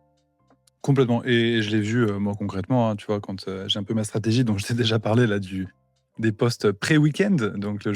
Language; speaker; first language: French; native; French